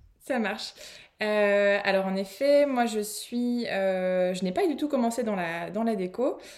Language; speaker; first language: French; native; French